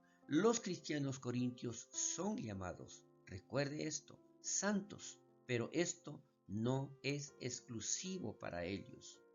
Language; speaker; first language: Spanish; native; Spanish